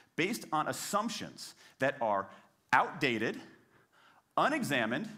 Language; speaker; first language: English; native; English